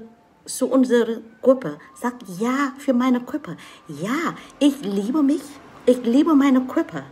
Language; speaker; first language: German; non-native, learner; Vietnamese